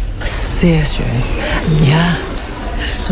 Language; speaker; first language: German; non-native, learner; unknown